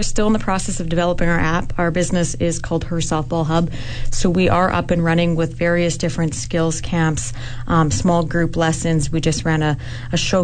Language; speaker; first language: English; native; English